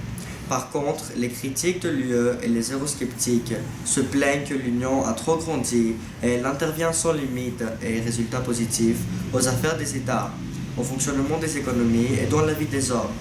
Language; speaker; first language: French; non-native, learner; Greek